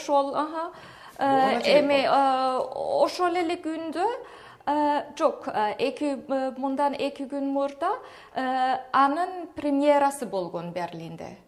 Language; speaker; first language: Kyrgyz; non-native, fluent; German